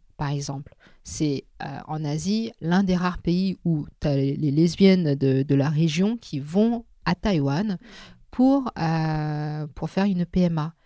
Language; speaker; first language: French; non-native, local second language; Min Nan Chinese